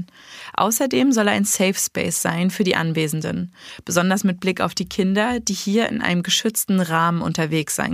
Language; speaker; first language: German; native; German